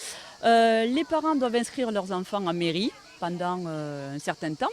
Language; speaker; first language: French; native; French